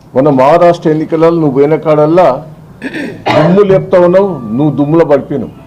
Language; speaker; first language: Telugu; native; Telugu